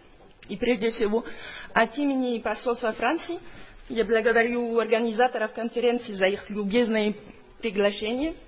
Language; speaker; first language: Russian; non-native, fluent; French